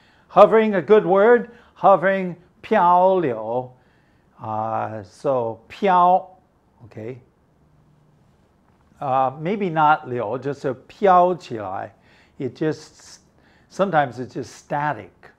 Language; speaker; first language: English; native; English